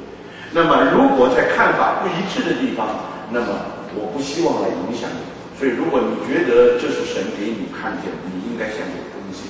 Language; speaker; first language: Chinese; native; Chinese